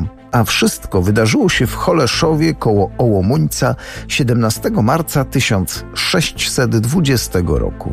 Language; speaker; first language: Polish; native; Polish